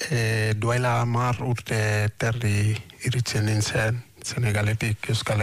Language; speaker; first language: Basque; non-native, learner; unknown